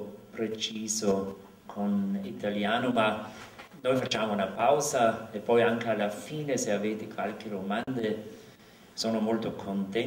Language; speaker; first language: Italian; non-native, local second language; German